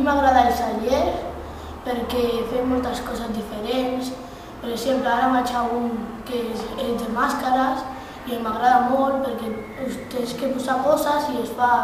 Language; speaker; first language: Catalan; non-native, local second language; Spanish